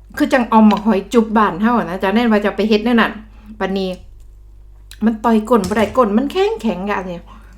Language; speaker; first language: Thai; native; Thai